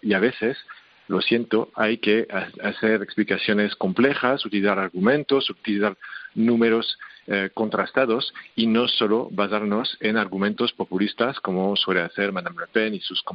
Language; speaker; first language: Spanish; non-native, fluent; French